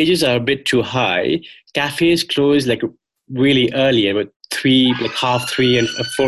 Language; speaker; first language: English; non-native, local second language; Khasi